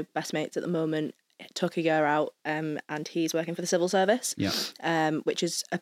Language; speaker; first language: English; native; English